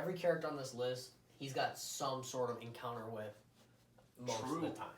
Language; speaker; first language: English; native; English